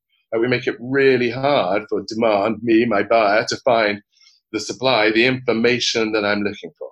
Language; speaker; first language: English; native; English